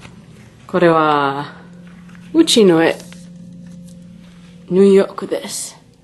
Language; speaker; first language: Japanese; non-native, learner; English